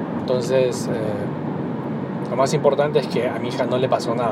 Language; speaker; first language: Spanish; native; Spanish